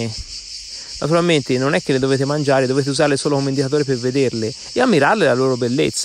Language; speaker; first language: Italian; native; Italian